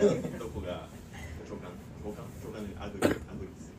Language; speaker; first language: Japanese; native; Japanese